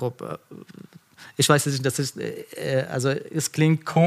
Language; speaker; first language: German; non-native, learner; Persian